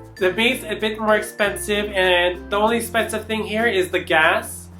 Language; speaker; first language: English; native; English